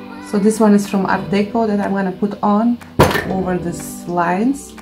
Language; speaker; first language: English; non-native, fluent; Macedonian